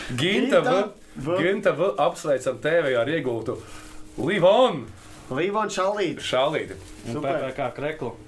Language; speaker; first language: Latvian; non-native, local second language; Russian